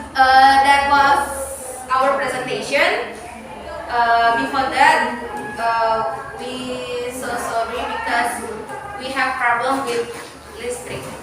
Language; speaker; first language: English; non-native, learner; Indonesian